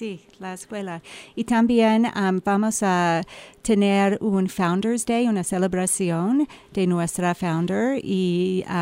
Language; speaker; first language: Spanish; non-native, learner; English